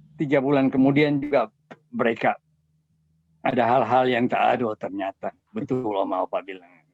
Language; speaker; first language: Indonesian; native; Indonesian